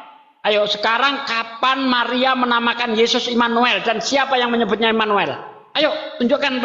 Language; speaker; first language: Indonesian; native; Indonesian